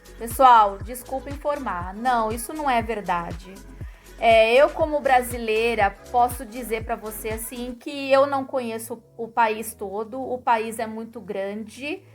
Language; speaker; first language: Portuguese; native; Portuguese